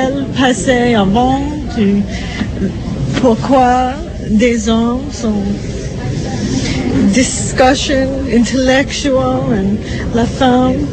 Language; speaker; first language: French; non-native, learner; English